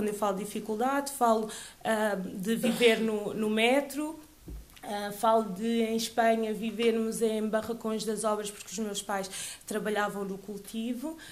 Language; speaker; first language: Portuguese; early bilingual, other home language; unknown